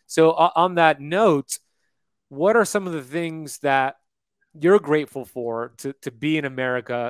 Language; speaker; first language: English; native; English